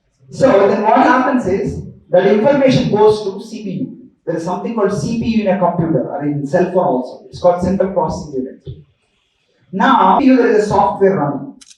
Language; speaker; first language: English; non-native, local second language; Telugu